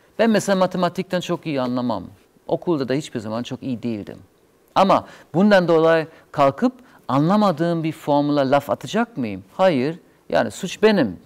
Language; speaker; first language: Turkish; non-native, fluent; German